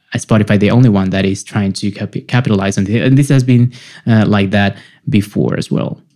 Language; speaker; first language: English; non-native, fluent; Spanish